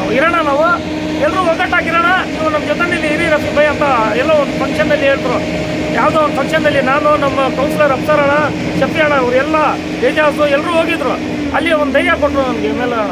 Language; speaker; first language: Kannada; non-native, local second language; Urdu